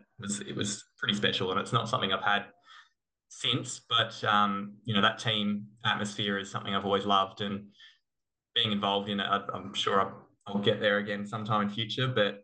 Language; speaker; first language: English; native; English